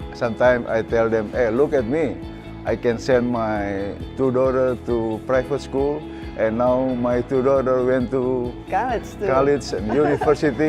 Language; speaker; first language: English; non-native, fluent; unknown